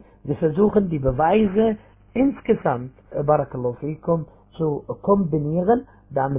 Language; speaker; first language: German; non-native, fluent; Arabic